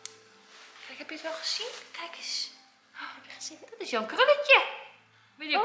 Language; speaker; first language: Dutch; native; Dutch